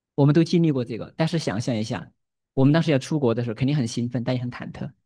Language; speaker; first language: Chinese; native; Chinese